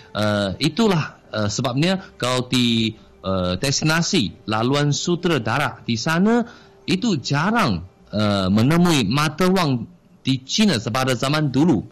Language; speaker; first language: Malay; non-native, fluent; Chinese